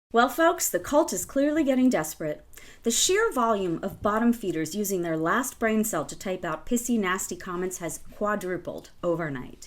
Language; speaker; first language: English; native; English